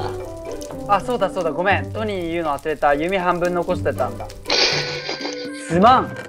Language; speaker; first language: Japanese; native; Japanese